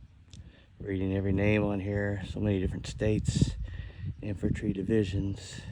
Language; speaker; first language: English; native; English